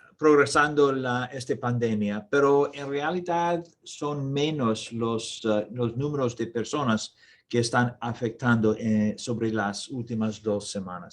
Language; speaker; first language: Spanish; non-native, learner; English